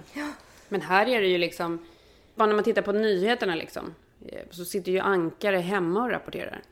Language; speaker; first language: Swedish; native; Swedish